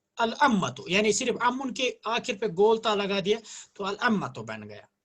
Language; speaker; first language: Urdu; non-native, local second language; Kashmiri